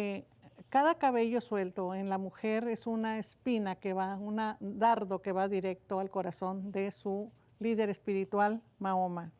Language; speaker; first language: Spanish; native; Spanish